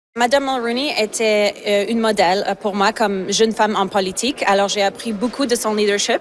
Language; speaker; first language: French; non-native, fluent; Polish